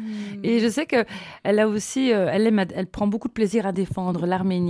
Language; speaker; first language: French; native; French